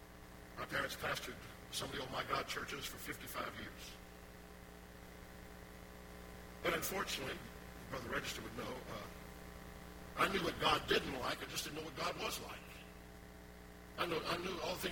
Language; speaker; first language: English; native; English